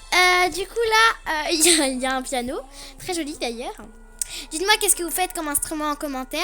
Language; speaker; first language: French; native; French